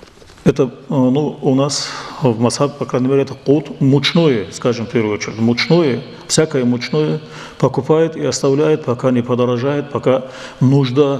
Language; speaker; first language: Russian; non-native, local second language; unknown